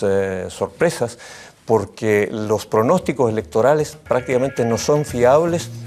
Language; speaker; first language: Spanish; native; Spanish